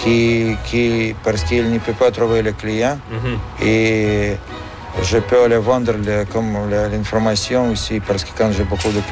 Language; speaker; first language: French; non-native, fluent; Russian